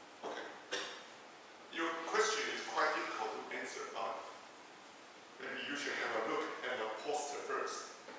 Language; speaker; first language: English; non-native, fluent; Chinese